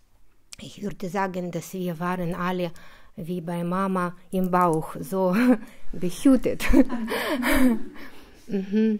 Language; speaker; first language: German; non-native, fluent; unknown